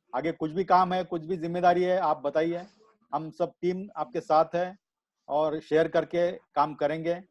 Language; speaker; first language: Hindi; non-native, local second language; Marathi